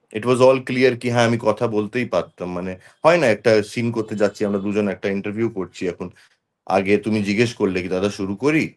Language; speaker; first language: Bangla; non-native, local second language; Hindi